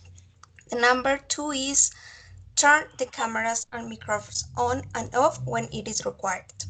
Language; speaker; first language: English; non-native, learner; Spanish